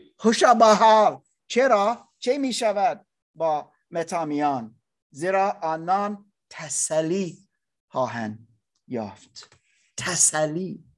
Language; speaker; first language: Persian; non-native, learner; English